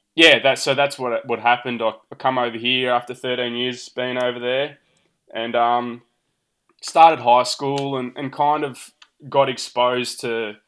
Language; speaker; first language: English; early bilingual, other home language; Portuguese